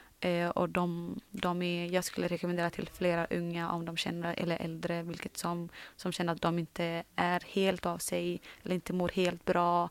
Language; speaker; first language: Swedish; early bilingual, other home language; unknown